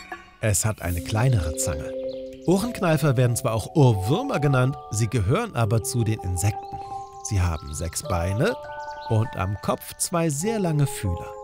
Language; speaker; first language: German; native; German